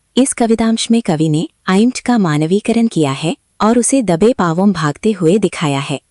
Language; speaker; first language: Hindi; non-native, local second language; Malayalam